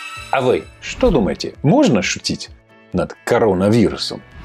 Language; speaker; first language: Russian; non-native, fluent; English